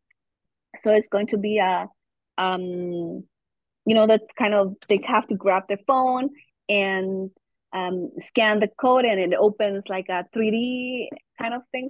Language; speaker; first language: English; non-native, fluent; German